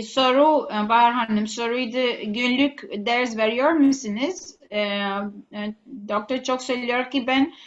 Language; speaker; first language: Turkish; non-native, fluent; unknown